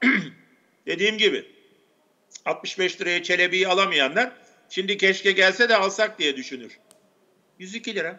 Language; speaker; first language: Turkish; native; Turkish